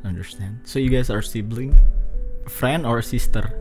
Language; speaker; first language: English; non-native, fluent; Indonesian